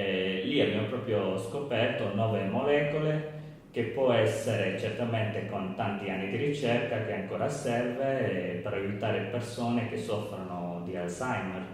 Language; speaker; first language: Italian; non-native, learner; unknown